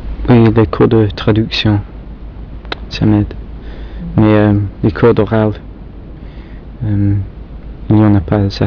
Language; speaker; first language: French; non-native, fluent; English